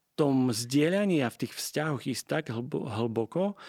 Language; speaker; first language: Slovak; native; Slovak